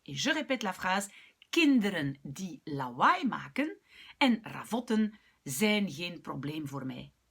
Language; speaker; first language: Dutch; non-native, local second language; French